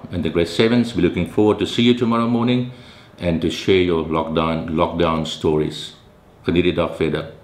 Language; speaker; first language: English; non-native, local second language; Afrikaans